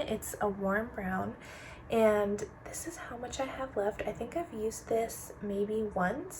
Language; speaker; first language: English; native; English